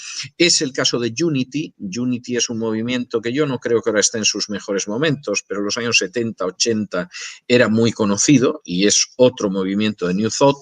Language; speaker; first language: Spanish; native; Spanish